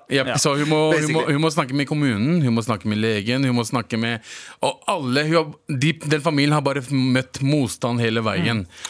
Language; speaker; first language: Norwegian; native; Norwegian